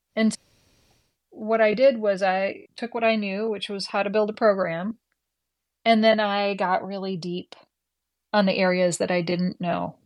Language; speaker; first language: English; native; English